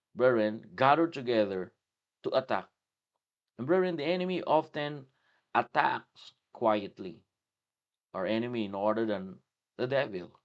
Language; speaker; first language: English; non-native, local second language; Filipino